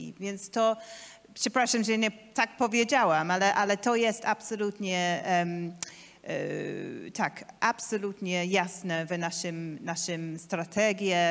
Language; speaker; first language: Polish; non-native, learner; English